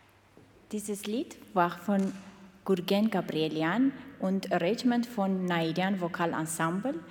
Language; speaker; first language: German; non-native, learner; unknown